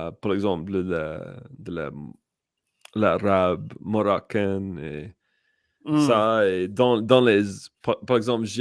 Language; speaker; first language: French; non-native, learner; English